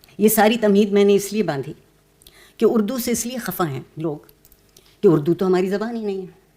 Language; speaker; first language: Urdu; native; Urdu